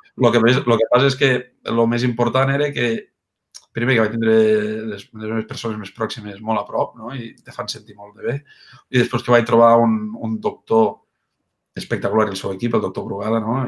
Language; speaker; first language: Catalan; native; Catalan